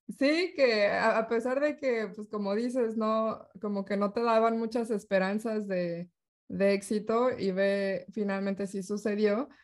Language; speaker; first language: Spanish; native; Spanish